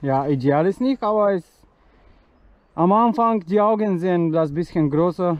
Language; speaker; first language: German; non-native, learner; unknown